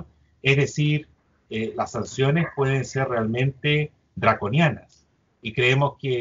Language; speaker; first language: Spanish; native; Spanish